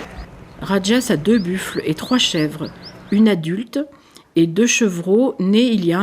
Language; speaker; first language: French; native; French